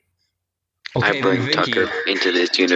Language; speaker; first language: English; native; English